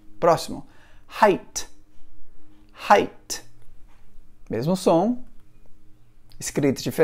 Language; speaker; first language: Portuguese; non-native, fluent; English